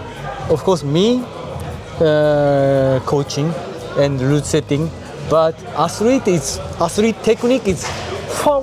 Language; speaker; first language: English; non-native, learner; Japanese